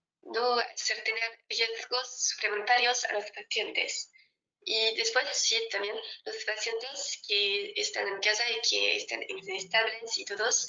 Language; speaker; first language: Spanish; non-native, fluent; French